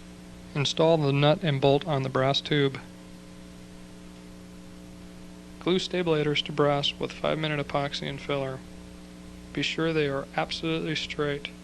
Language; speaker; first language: English; native; English